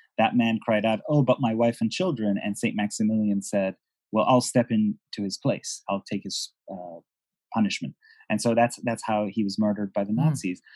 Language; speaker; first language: English; non-native, fluent; Persian